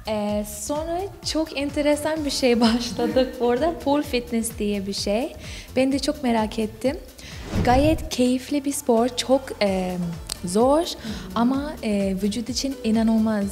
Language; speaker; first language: Turkish; non-native, fluent; English